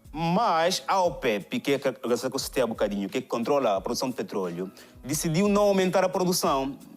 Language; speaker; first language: Portuguese; native; Portuguese